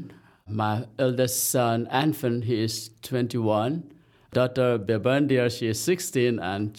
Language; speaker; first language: English; non-native, local second language; Khasi